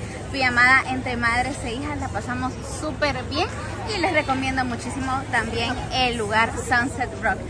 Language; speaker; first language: Spanish; native; Spanish